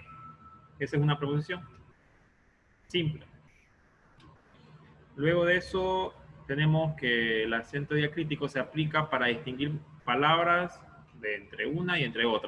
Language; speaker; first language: Spanish; native; Spanish